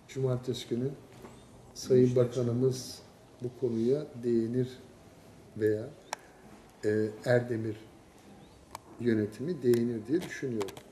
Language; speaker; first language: Turkish; native; Turkish